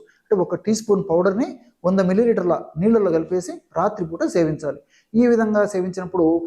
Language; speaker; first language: Telugu; native; Telugu